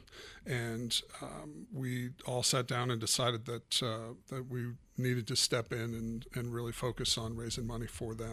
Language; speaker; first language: English; native; English